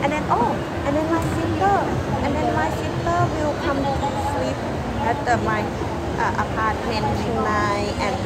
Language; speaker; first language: English; non-native, learner; Thai